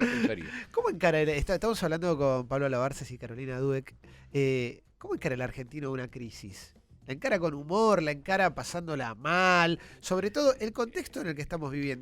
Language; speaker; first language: Spanish; native; Spanish